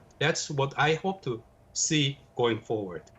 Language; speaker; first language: English; non-native, fluent; Korean